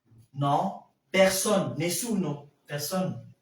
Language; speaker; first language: Italian; non-native, fluent; French